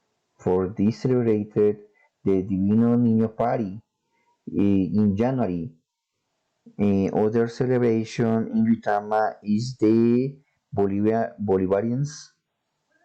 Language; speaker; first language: English; non-native, learner; Spanish